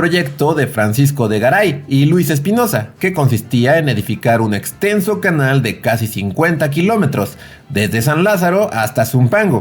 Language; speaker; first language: Spanish; native; Spanish